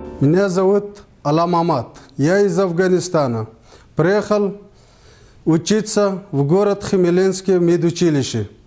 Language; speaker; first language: Russian; non-native, learner; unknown